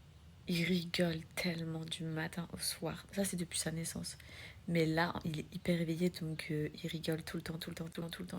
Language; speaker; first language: French; native; French